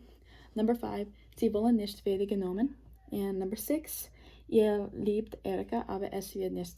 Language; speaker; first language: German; non-native, learner; English